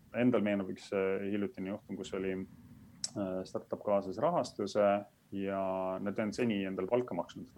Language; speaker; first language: Estonian; native; Estonian